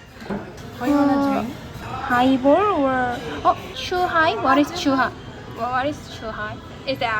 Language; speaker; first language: English; non-native, learner; Korean